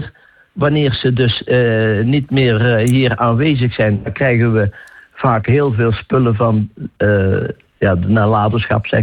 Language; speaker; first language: Dutch; native; Dutch